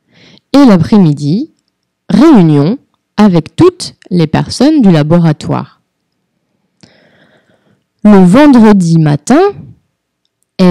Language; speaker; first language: French; non-native, fluent; Portuguese